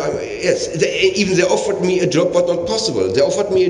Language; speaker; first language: English; non-native, learner; German